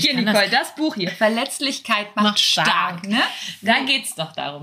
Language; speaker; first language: German; native; German